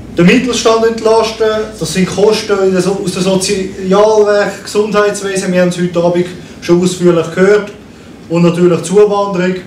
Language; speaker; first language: German; native; German